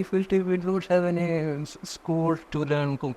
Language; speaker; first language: English; non-native, local second language; Konkani